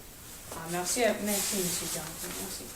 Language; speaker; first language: French; non-native, learner; English